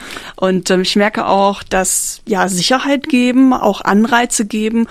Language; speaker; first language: German; native; German